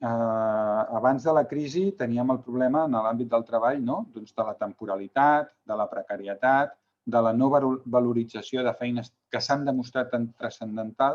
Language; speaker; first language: Catalan; native; Catalan